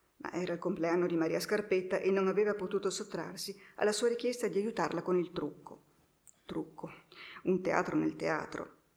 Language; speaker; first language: Italian; native; Italian